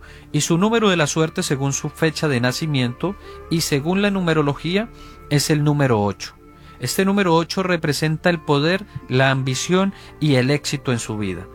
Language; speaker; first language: Spanish; native; Spanish